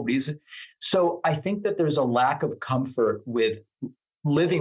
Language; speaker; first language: English; non-native, fluent; Spanish